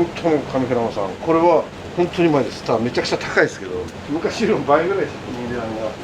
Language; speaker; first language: Japanese; native; Japanese